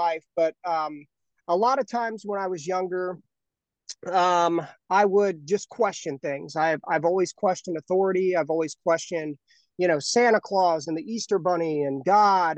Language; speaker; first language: English; native; English